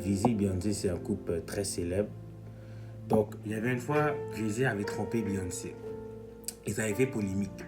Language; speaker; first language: French; native; French